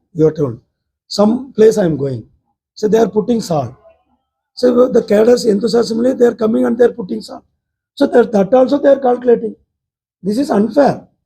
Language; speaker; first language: English; non-native, local second language; Tamil